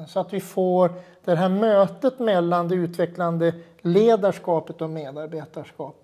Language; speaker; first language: Swedish; native; Swedish